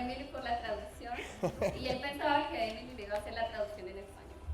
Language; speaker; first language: Spanish; native; Spanish